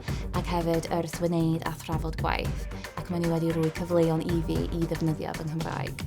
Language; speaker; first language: Welsh; non-native, fluent; English